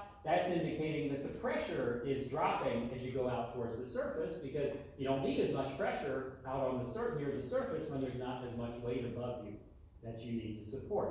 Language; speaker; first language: English; native; English